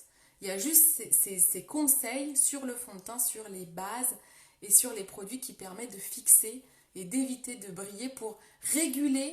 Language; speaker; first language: French; native; French